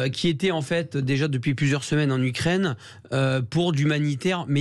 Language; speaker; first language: French; native; French